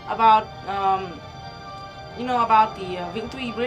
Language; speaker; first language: English; non-native, learner; Vietnamese